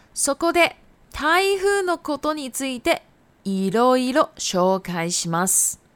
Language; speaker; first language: Japanese; native; Japanese